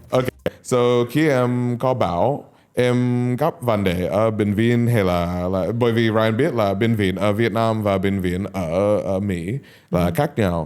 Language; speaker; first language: Vietnamese; non-native, learner; English